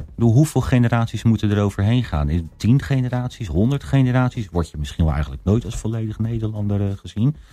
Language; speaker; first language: Dutch; native; Dutch